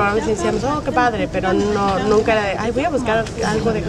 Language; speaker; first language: Spanish; native; Spanish